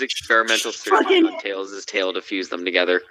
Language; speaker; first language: English; native; English